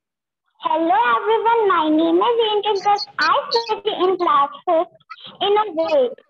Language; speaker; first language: English; non-native, learner; Hindi